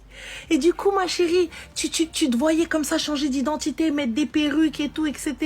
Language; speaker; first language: French; native; French